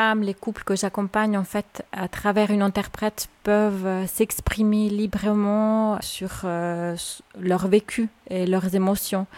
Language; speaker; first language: French; native; French